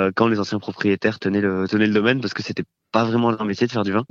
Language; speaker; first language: French; native; French